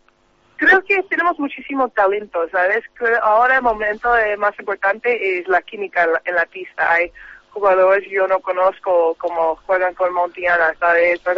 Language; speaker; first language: Spanish; non-native, learner; English